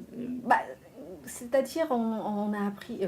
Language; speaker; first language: French; non-native, fluent; Vietnamese